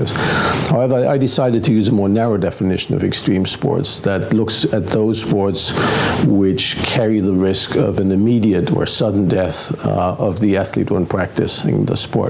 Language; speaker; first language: English; non-native, fluent; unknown